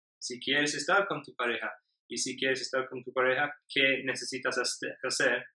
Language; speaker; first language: Spanish; non-native, learner; English